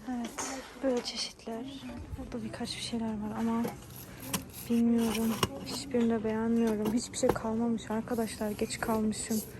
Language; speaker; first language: Turkish; early bilingual, heritage; Turkish